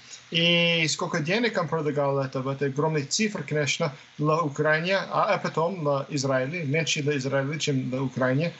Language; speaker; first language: Russian; non-native, fluent; English